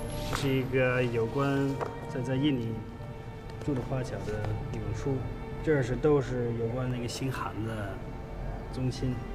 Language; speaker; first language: Chinese; early bilingual, other home language; Dutch